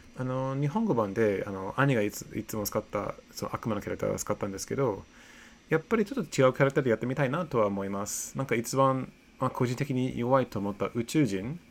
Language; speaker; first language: Japanese; non-native, fluent; English